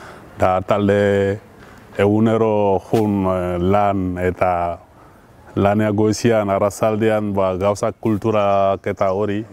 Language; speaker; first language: Basque; non-native, learner; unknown